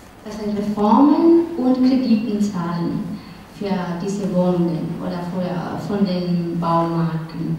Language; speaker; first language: German; non-native, fluent; Spanish